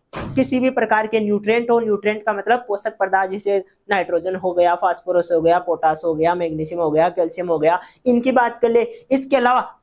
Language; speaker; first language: Hindi; non-native, local second language; Rajasthani